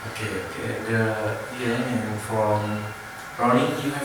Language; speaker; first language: English; non-native, learner; Indonesian